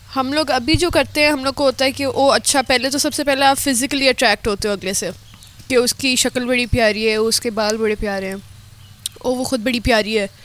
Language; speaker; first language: Urdu; native; Urdu